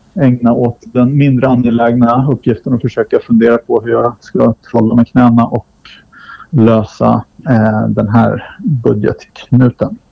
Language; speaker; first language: Swedish; native; Swedish